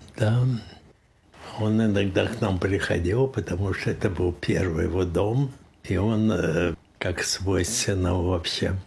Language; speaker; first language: Russian; native; Russian